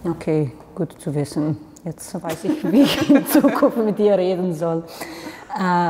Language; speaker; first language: German; non-native, fluent; Serbian